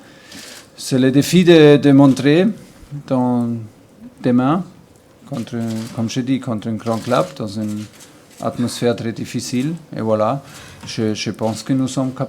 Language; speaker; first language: French; non-native, learner; German